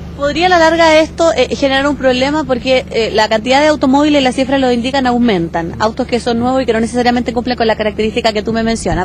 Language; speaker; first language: Spanish; native; Spanish